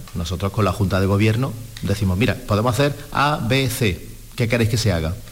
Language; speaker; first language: Spanish; native; Spanish